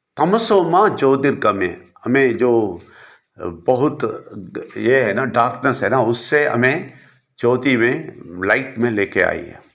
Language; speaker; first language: Hindi; non-native, local second language; Malayalam